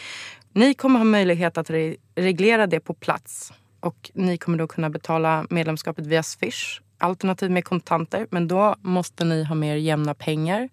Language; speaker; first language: Swedish; native; Swedish